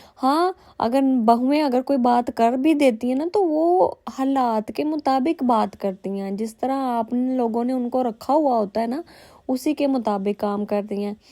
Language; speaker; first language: Urdu; non-native, local second language; Punjabi